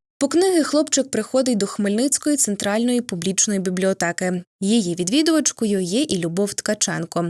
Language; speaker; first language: Ukrainian; native; Ukrainian